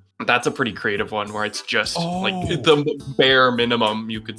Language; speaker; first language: English; native; English